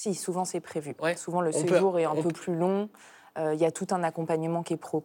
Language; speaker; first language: French; native; French